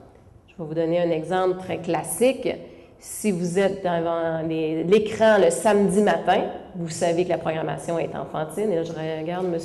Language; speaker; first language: French; native; French